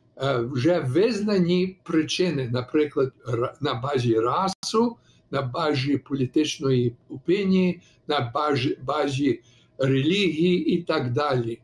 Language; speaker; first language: Ukrainian; early bilingual, heritage; Ukrainian